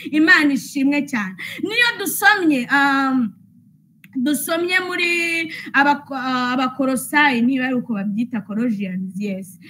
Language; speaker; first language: Kinyarwanda; early bilingual, heritage; Kinyarwanda